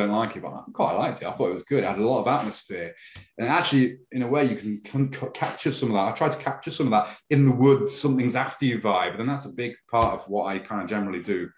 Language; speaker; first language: English; native; English